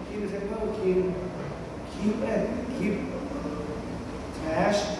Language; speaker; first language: English; non-native, learner; Thai